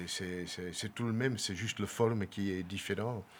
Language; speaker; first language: French; non-native, local second language; Dutch